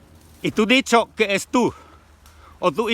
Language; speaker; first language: Spanish; non-native, learner; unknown